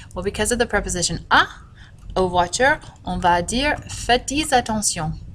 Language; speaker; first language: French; non-native, fluent; English